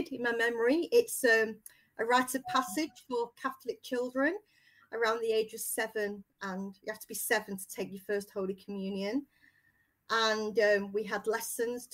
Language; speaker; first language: English; native; English